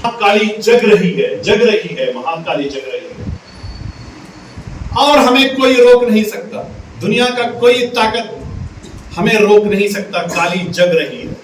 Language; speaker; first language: Hindi; non-native, local second language; Kannada